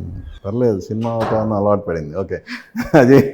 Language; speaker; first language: Telugu; native; Telugu